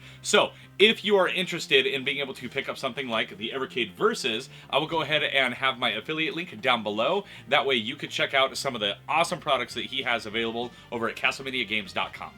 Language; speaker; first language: English; native; English